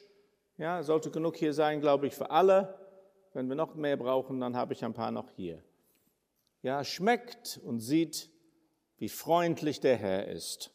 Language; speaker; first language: German; non-native, fluent; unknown